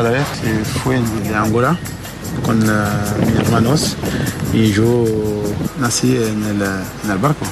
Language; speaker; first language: Spanish; non-native, learner; French